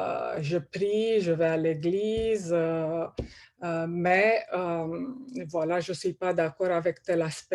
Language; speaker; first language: French; non-native, fluent; Romanian